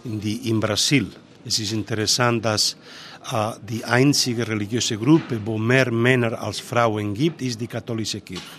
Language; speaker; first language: German; non-native, learner; Spanish